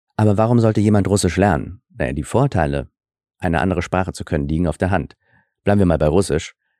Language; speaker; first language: German; early bilingual, other home language; Russian